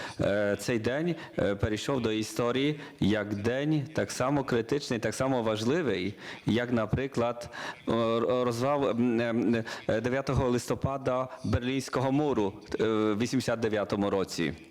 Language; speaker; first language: Ukrainian; non-native, learner; Polish